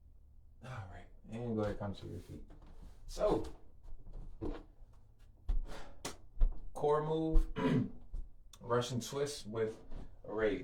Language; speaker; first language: English; native; English